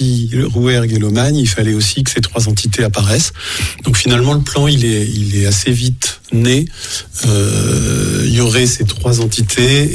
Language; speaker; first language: French; native; French